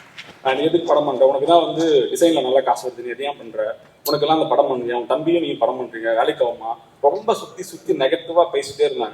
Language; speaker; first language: Tamil; native; Tamil